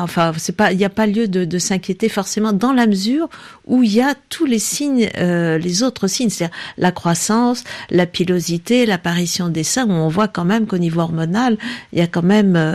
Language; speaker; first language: French; native; French